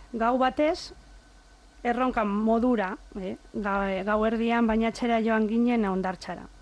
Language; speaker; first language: Basque; non-native, local second language; Spanish